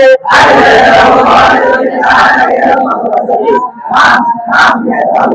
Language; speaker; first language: Arabic; non-native, fluent; Bangla